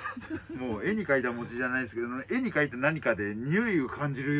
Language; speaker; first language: Japanese; native; Japanese